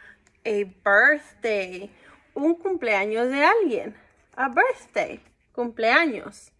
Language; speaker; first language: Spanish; early bilingual, heritage; Spanish